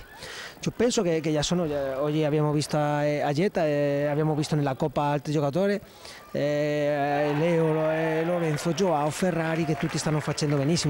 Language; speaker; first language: Italian; non-native, fluent; Spanish